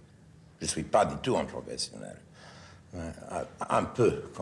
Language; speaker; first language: French; non-native, fluent; English